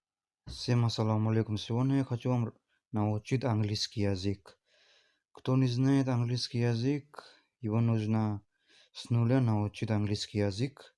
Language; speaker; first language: Russian; non-native, learner; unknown